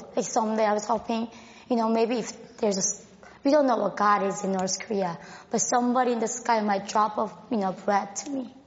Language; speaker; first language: English; non-native, fluent; Korean